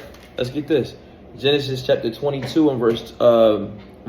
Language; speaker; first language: English; native; English